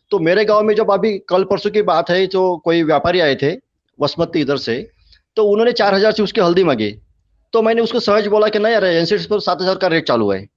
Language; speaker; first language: Hindi; non-native, local second language; Marathi